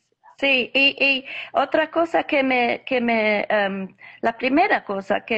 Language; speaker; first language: Spanish; non-native, fluent; English